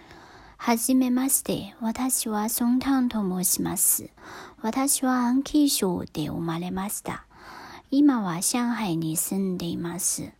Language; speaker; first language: Japanese; non-native, fluent; Chinese